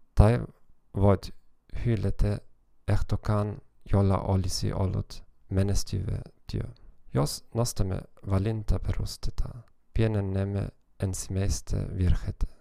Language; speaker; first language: Finnish; non-native, learner; German